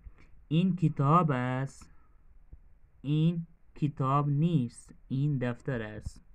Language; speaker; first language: Persian; non-native, fluent; Urdu